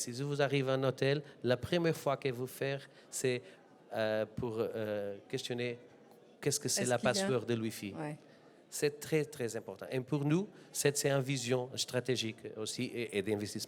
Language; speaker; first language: French; non-native, learner; Portuguese